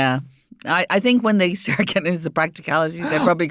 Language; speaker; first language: English; native; English